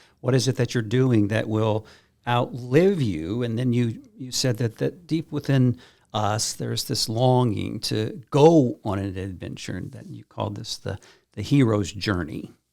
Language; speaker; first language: English; native; English